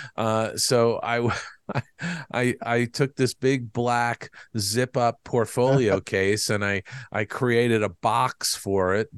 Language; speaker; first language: English; native; English